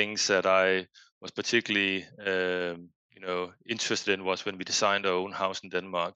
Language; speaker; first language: English; non-native, fluent; Danish